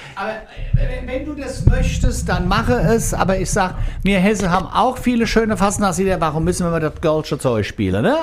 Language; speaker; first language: German; native; German